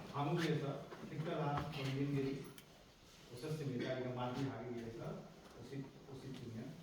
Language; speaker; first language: Korean; non-native, fluent; Hindi